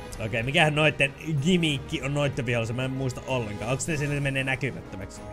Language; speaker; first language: Finnish; native; Finnish